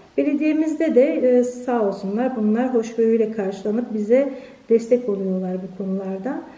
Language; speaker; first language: Turkish; early bilingual, heritage; Turkish